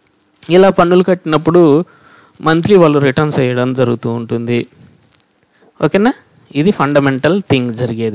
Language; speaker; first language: Telugu; native; Telugu